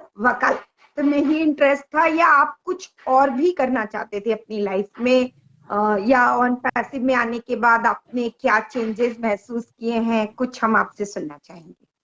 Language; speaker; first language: Hindi; native; Hindi